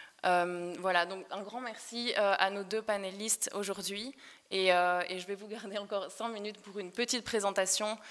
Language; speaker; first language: French; native; French